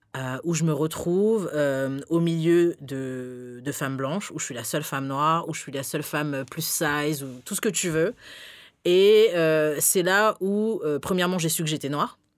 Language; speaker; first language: French; early bilingual, other home language; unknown